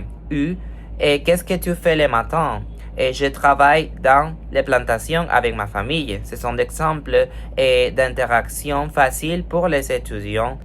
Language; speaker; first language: French; non-native, fluent; Spanish